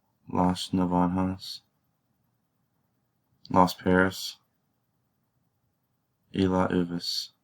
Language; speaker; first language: Spanish; non-native, learner; English